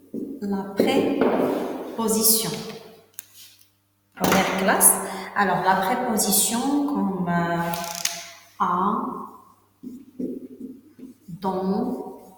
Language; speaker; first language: French; non-native, local second language; Arabic